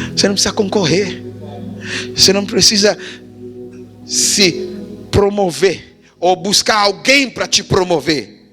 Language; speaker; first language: Portuguese; non-native, fluent; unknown